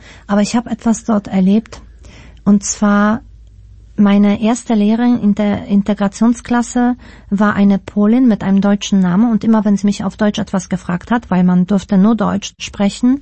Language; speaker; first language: German; early bilingual, other home language; Polish